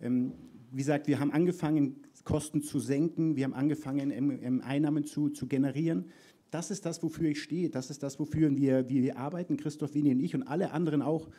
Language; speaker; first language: German; native; German